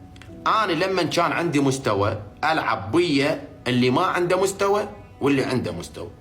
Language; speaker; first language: Arabic; native; Arabic